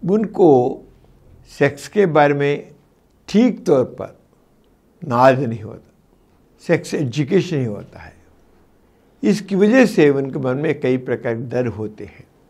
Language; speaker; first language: Hindi; non-native, local second language; Telugu